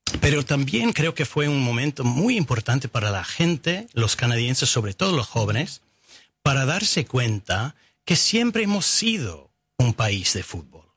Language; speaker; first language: Spanish; non-native, fluent; English